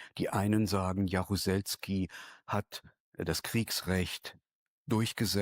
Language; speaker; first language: German; native; German